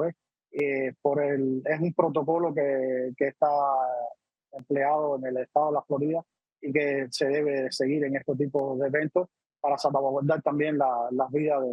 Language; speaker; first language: Spanish; native; Spanish